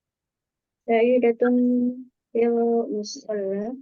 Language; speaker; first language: Arabic; non-native, learner; Indonesian